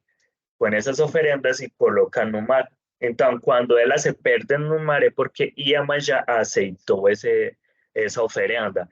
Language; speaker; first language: Portuguese; non-native, fluent; Spanish